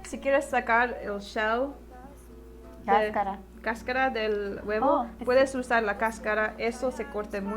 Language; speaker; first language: Spanish; early bilingual, heritage; Spanish